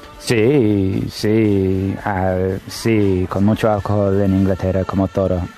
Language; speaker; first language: Spanish; non-native, fluent; English